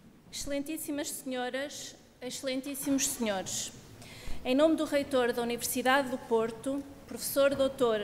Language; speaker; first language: Portuguese; native; Portuguese